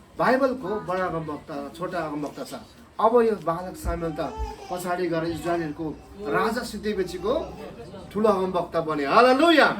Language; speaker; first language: Nepali; native; Nepali